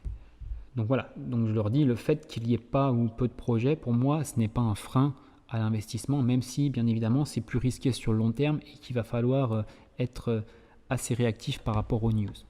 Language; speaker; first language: French; native; French